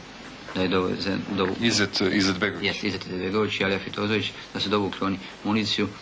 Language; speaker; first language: Bosnian; native; Bosnian